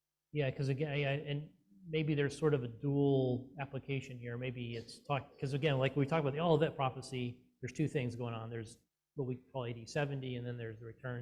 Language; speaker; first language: English; native; English